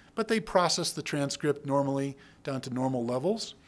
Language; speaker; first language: English; native; English